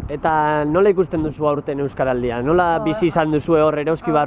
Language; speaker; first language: Basque; native; Basque